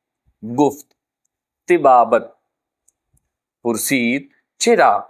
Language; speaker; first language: Persian; non-native, fluent; Urdu